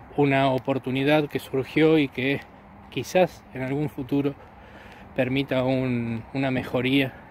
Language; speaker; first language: Spanish; native; Spanish